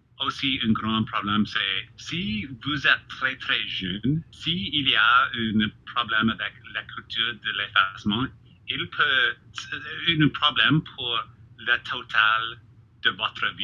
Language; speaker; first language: French; non-native, fluent; English